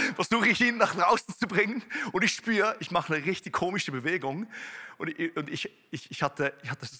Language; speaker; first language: German; native; German